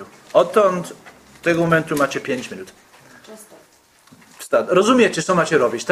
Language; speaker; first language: Polish; non-native, fluent; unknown